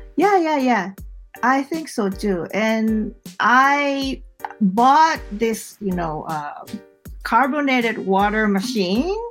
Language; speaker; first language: English; non-native, fluent; Japanese